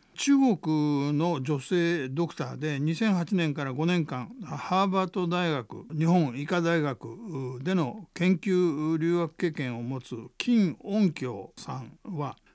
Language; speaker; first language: Japanese; native; Japanese